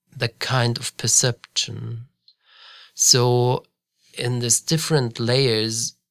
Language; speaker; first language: English; non-native, fluent; German